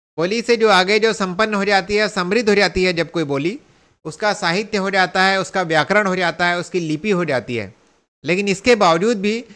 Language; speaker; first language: Hindi; native; Hindi